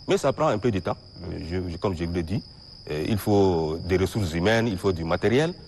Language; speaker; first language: French; non-native, local second language; Arabic